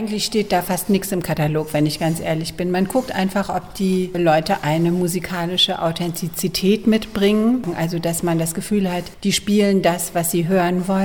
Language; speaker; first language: German; native; German